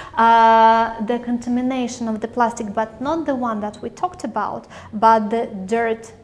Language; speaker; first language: English; non-native, fluent; Russian